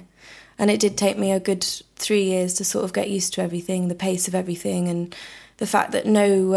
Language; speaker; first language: English; native; English